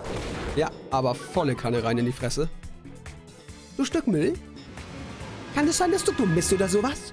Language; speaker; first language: German; native; German